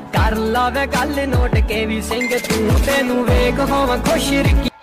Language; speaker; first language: Hindi; native; Hindi